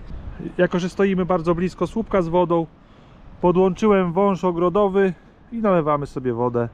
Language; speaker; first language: Polish; native; Polish